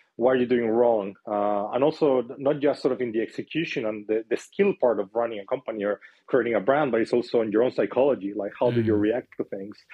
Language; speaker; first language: English; non-native, fluent; Spanish